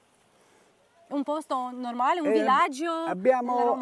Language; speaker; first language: Italian; non-native, learner; Romanian